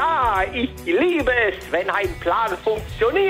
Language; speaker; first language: German; native; German